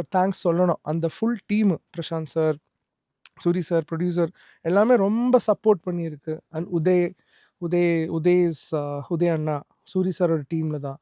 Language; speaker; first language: Tamil; non-native, learner; Malayalam